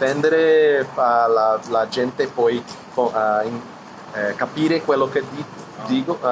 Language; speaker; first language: Italian; non-native, learner; Portuguese